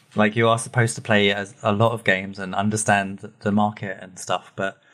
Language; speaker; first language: English; native; English